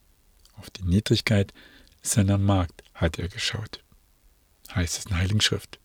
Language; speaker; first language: German; native; German